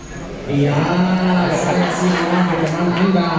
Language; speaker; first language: Indonesian; non-native, learner; Arabic